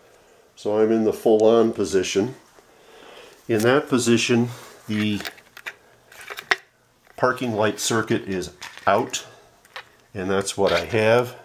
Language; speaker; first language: English; native; English